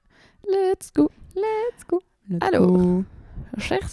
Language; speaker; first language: French; native; French